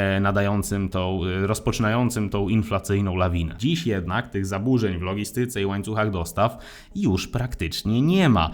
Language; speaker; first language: Polish; native; Polish